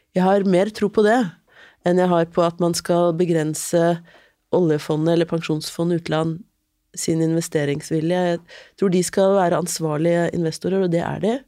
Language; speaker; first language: Norwegian; native; Norwegian